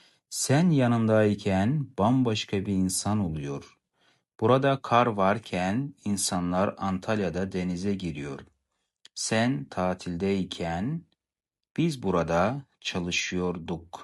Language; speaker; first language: Turkish; non-native, fluent; Kazakh